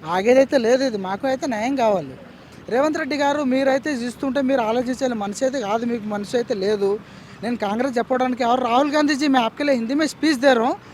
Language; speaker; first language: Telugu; native; Telugu